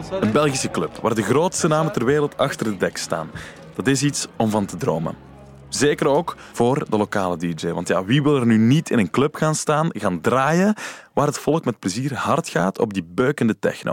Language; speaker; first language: Dutch; native; Dutch